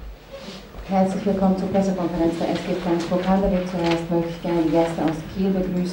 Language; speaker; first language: German; native; German